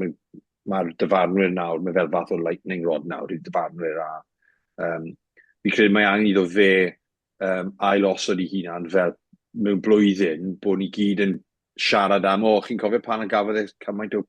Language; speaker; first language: Welsh; native; Welsh